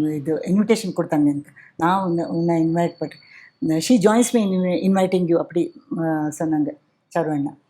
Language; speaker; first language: Tamil; non-native, fluent; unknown